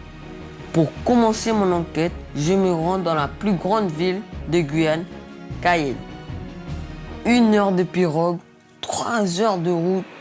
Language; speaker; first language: French; non-native, local second language; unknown